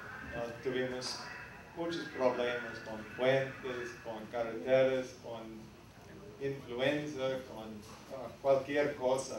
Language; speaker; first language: Spanish; non-native, learner; English